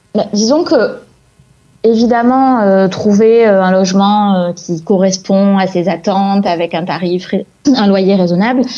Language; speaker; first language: French; native; French